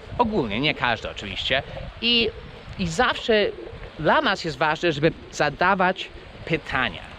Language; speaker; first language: Polish; non-native, fluent; English